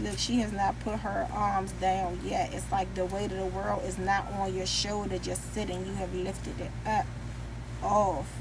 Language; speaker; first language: English; native; English